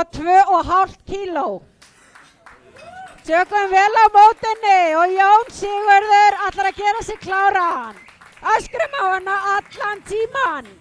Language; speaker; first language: Icelandic; native; Icelandic